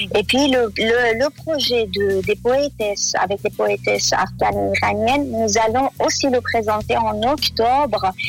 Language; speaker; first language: French; non-native, fluent; Persian